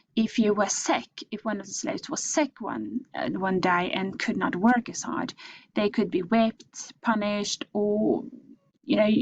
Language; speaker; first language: English; non-native, fluent; Norwegian